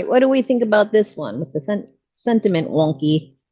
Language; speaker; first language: English; native; English